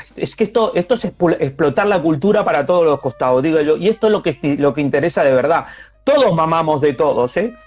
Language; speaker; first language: Spanish; native; Spanish